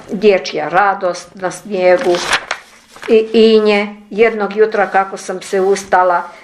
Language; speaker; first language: Serbian; non-native, local second language; Ukrainian